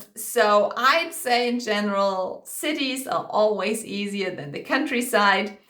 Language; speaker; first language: English; non-native, fluent; German